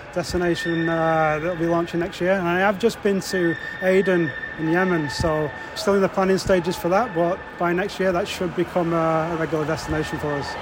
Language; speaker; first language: English; native; English